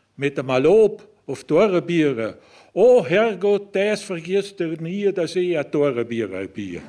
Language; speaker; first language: German; native; German